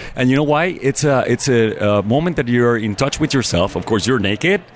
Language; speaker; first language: English; non-native, fluent; Spanish